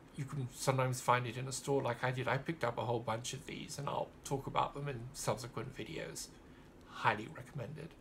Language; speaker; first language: English; native; English